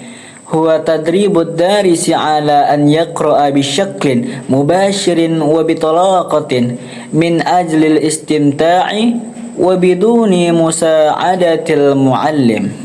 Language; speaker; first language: Arabic; non-native, learner; Indonesian